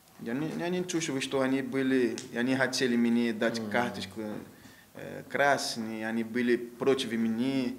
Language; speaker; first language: Russian; non-native, learner; Portuguese